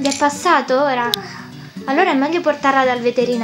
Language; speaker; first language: Italian; native; Italian